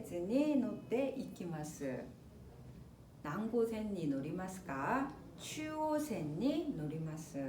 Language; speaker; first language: Japanese; non-native, fluent; Korean